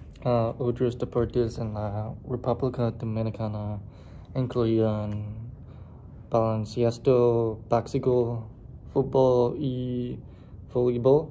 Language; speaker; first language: Spanish; non-native, learner; English